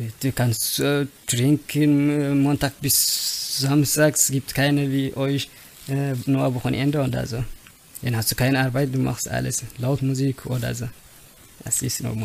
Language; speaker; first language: German; non-native, learner; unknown